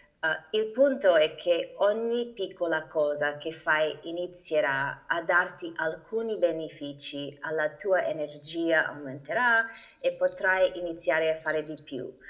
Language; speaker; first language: Italian; non-native, fluent; English